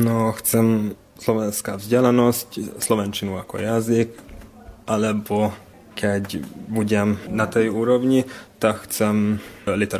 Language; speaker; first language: Slovak; non-native, local second language; Hungarian